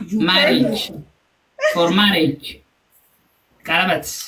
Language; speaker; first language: English; non-native, learner; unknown